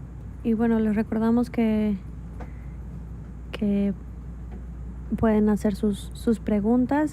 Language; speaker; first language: Spanish; native; Spanish